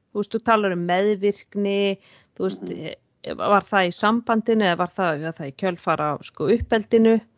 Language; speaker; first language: Icelandic; native; Icelandic